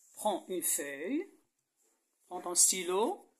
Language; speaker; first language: French; non-native, local second language; Arabic